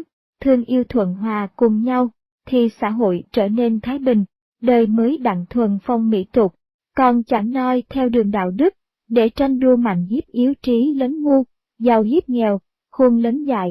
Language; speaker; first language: Vietnamese; native; Vietnamese